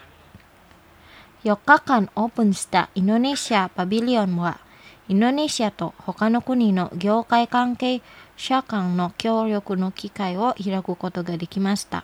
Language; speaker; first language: Japanese; non-native, fluent; Indonesian